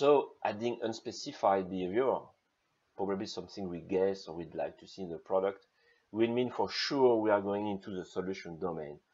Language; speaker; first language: English; non-native, fluent; French